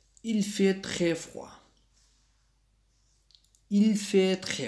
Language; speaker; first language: French; non-native, learner; Pashto